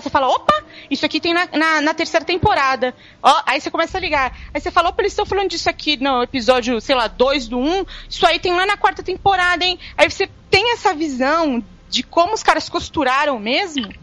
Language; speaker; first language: Portuguese; native; Portuguese